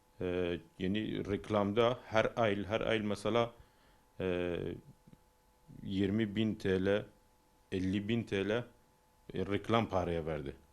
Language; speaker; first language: Turkish; non-native, learner; Persian